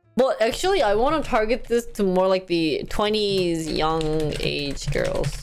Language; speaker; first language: English; early bilingual, other home language; Korean